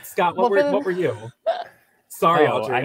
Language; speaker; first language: English; native; English